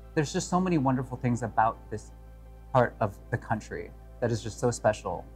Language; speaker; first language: English; native; English